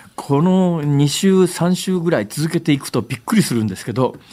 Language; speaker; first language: Japanese; native; Japanese